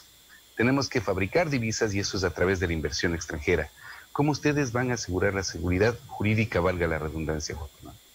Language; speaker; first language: Spanish; native; Spanish